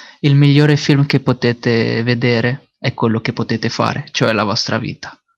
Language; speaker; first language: Italian; early bilingual, other home language; Filipino